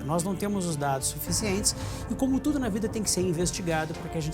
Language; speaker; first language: Portuguese; native; Portuguese